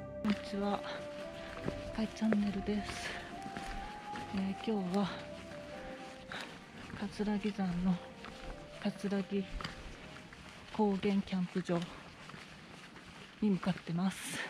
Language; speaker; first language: Japanese; native; Japanese